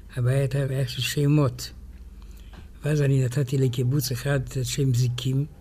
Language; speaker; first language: Hebrew; non-native, fluent; French